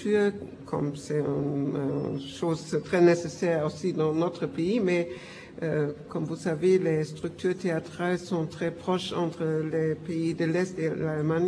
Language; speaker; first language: French; non-native, fluent; German